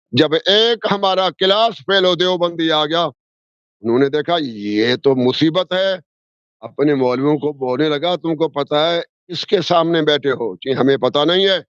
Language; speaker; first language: Urdu; non-native, local second language; Sindhi